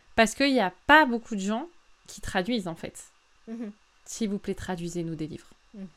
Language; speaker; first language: French; native; French